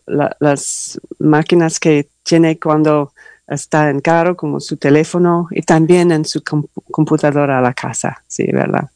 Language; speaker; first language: Spanish; non-native, learner; English